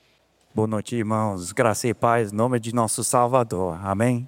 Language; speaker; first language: Portuguese; non-native, fluent; English